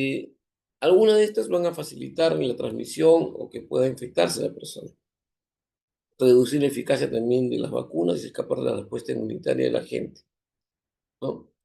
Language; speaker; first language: Spanish; native; Spanish